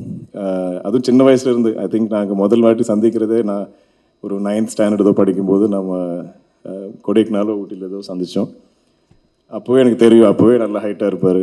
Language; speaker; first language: Tamil; non-native, local second language; Malayalam